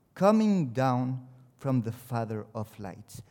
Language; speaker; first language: English; non-native, fluent; French